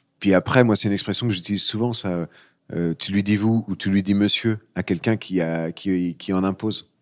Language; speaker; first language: French; native; French